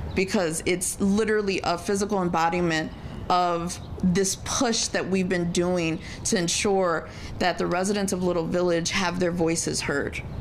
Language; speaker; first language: English; early bilingual, other home language; Spanish